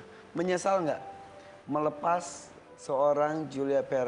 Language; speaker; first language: Indonesian; native; Indonesian